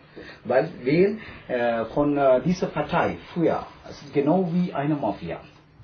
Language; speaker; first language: German; non-native, learner; Tamil